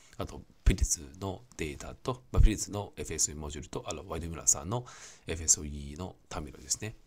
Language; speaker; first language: Japanese; non-native, fluent; Cantonese